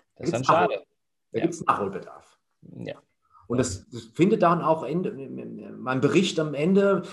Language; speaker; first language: German; native; German